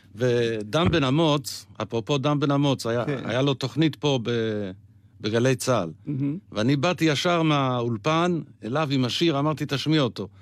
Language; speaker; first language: Hebrew; non-native, local second language; Yiddish